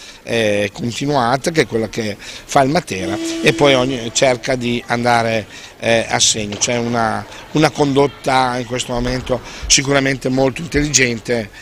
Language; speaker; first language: Italian; native; Italian